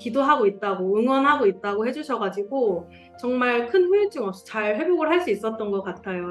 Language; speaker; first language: Korean; native; Korean